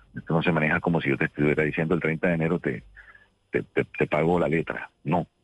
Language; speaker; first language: Spanish; native; Spanish